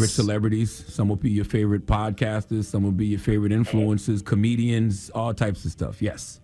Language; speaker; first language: English; native; English